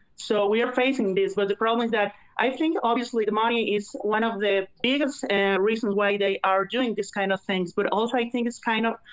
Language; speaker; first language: English; non-native, learner; Spanish